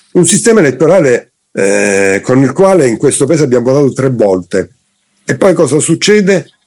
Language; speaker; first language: Italian; native; Italian